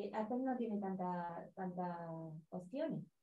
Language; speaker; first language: Spanish; non-native, learner; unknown